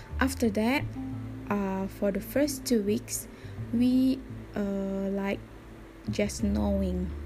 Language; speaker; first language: English; non-native, learner; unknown